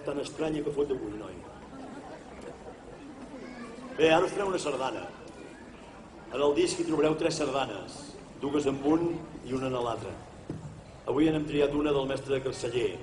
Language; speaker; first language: Catalan; native; Catalan